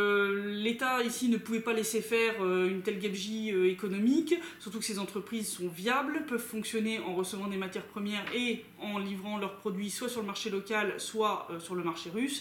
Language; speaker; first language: French; native; French